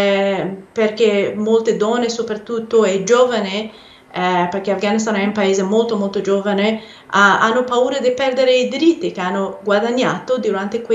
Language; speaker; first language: Italian; non-native, fluent; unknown